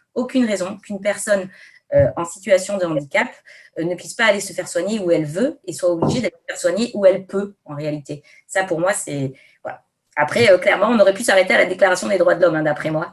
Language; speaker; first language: French; native; French